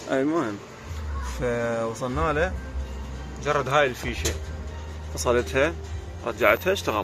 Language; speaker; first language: Arabic; native; Arabic